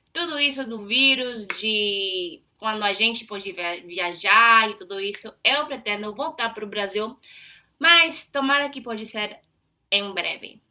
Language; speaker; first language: Portuguese; non-native, fluent; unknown